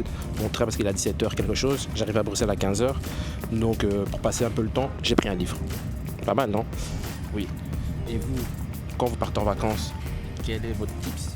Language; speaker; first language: French; native; French